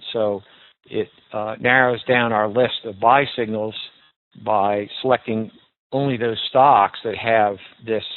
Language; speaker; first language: English; native; English